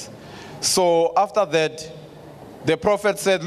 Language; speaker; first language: English; non-native, local second language; Tsonga